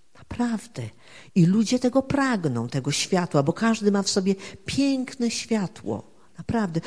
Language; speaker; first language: Polish; native; Polish